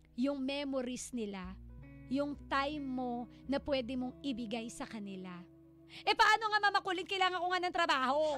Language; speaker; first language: Filipino; native; Filipino